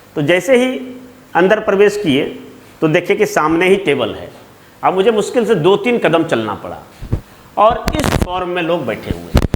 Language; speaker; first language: Hindi; native; Hindi